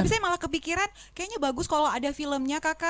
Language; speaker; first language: Indonesian; native; Indonesian